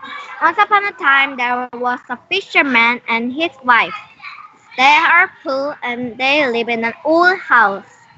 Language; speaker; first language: English; non-native, learner; Korean